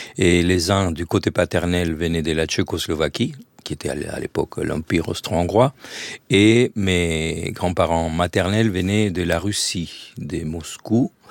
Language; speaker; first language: French; non-native, fluent; Spanish